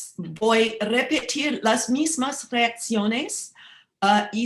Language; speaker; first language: Spanish; non-native, learner; English